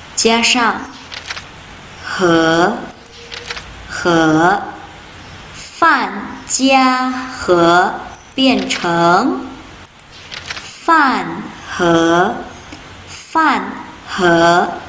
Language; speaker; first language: Chinese; non-native, fluent; Indonesian